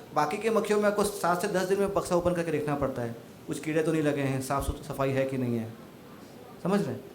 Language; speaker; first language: Hindi; non-native, local second language; Marathi